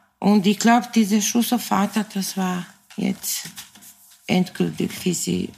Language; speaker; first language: German; non-native, fluent; Serbian